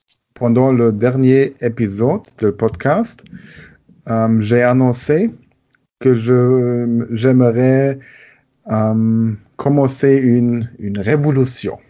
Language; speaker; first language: French; non-native, learner; German